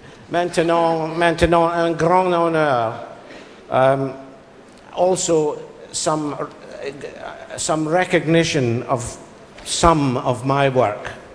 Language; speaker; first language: English; native; English